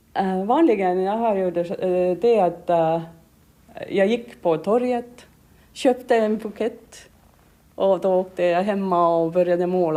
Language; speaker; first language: Swedish; non-native, learner; Estonian